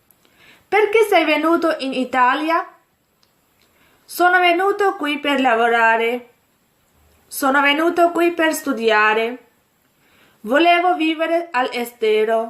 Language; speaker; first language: Italian; non-native, fluent; Urdu